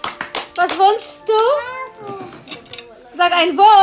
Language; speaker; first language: German; non-native, learner; Arabic